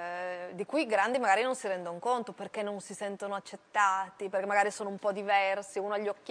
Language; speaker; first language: Italian; native; Italian